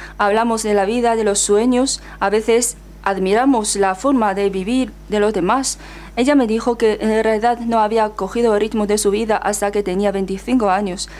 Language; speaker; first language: Spanish; non-native, fluent; Chinese